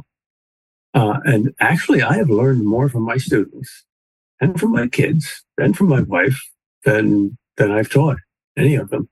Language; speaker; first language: English; native; English